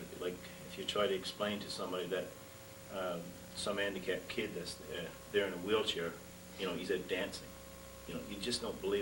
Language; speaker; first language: English; native; English